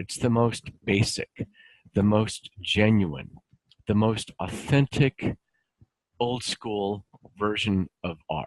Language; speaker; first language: English; native; English